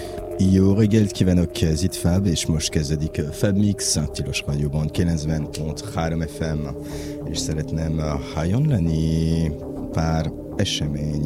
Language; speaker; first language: Hungarian; non-native, learner; French